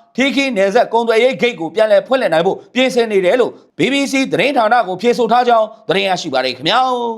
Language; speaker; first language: Burmese; native; Burmese